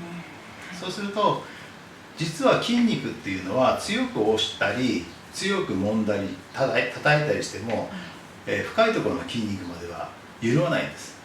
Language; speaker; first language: Japanese; native; Japanese